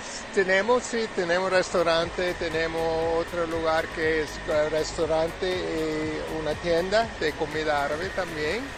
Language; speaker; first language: Spanish; non-native, fluent; Arabic